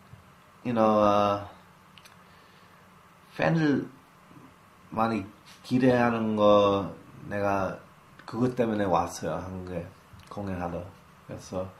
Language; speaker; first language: Korean; early bilingual, heritage; English